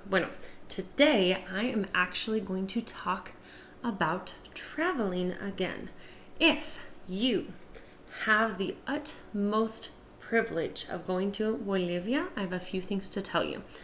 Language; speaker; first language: English; native; English